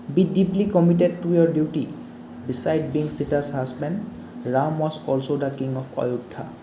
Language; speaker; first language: English; non-native, local second language; Assamese